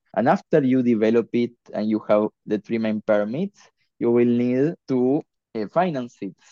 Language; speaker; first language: English; non-native, fluent; Spanish